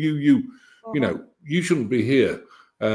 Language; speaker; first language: English; native; English